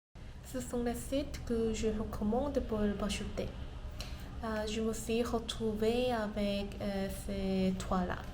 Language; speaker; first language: French; non-native, learner; Korean